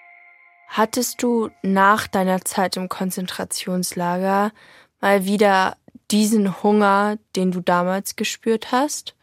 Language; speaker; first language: German; native; German